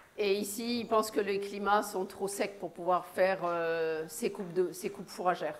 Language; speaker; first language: French; native; French